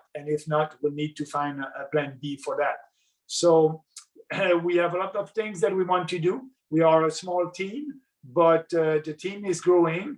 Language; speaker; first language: English; non-native, local second language; French